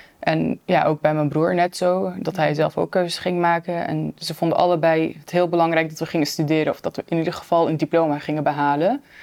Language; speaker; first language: Dutch; early bilingual, other home language; Turkish